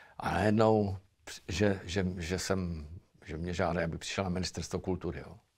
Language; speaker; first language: Czech; native; Czech